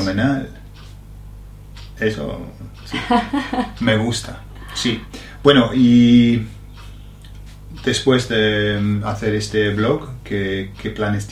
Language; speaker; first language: Spanish; non-native, fluent; English